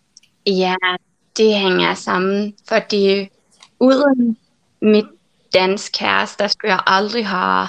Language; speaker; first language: Danish; non-native, fluent; Finnish